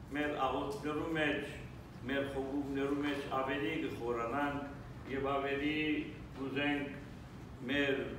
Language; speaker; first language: Armenian; early bilingual, heritage; Armenian